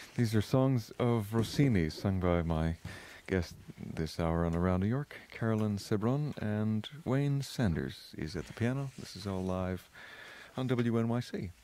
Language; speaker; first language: English; native; English